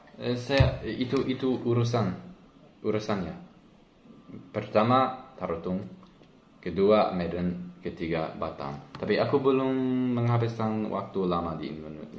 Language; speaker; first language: Indonesian; non-native, learner; English